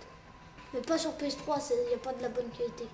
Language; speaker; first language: French; native; French